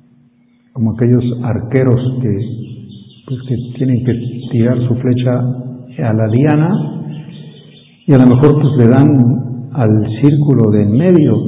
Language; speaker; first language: Spanish; native; Spanish